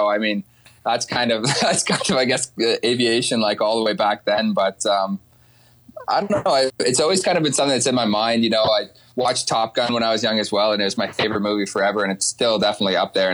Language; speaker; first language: English; native; English